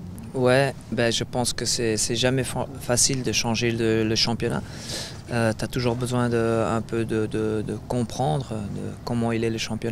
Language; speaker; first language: French; non-native, fluent; Dutch